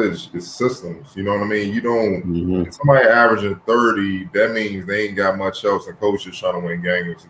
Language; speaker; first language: English; native; English